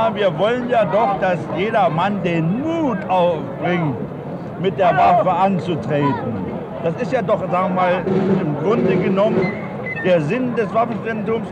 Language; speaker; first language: German; native; German